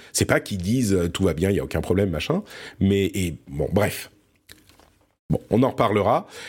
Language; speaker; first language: French; early bilingual, other home language; Arabic